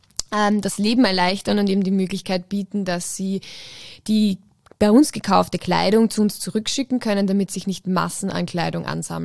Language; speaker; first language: German; native; German